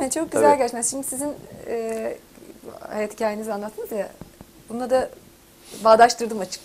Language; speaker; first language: Turkish; native; Turkish